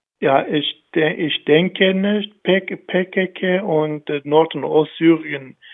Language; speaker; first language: German; non-native, fluent; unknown